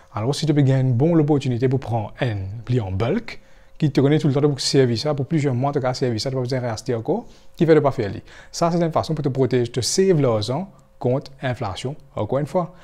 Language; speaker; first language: French; non-native, local second language; Morisyen